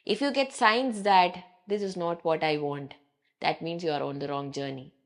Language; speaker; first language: English; non-native, local second language; Malayalam